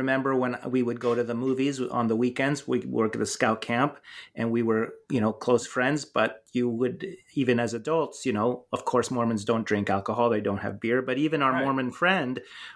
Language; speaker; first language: English; native; English